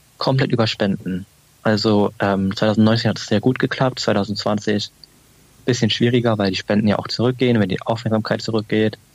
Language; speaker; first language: German; early bilingual, other home language; Vietnamese